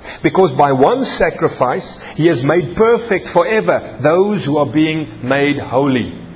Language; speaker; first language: English; non-native, local second language; Afrikaans